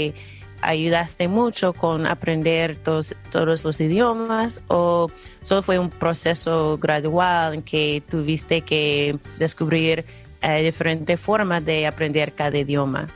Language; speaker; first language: Spanish; non-native, fluent; English